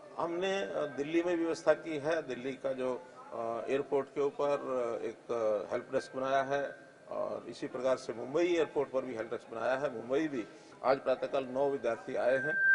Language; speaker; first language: Hindi; native; Hindi